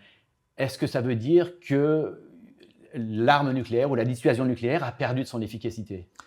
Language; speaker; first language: French; native; French